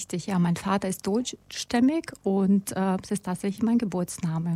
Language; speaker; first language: German; non-native, fluent; Russian